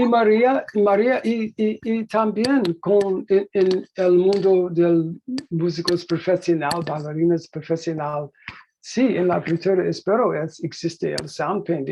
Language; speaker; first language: Spanish; non-native, learner; English